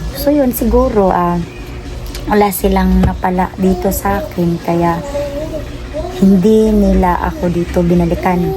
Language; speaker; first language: Filipino; non-native, local second language; Cebuano